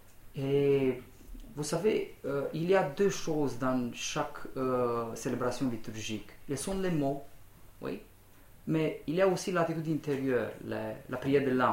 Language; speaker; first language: French; non-native, fluent; Romanian